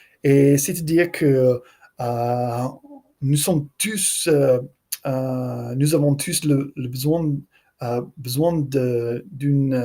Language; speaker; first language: French; non-native, learner; English